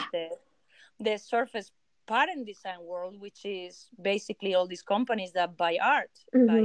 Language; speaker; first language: English; non-native, fluent; Spanish